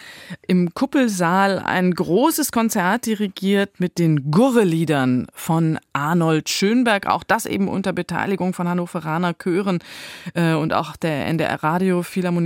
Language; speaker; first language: German; native; German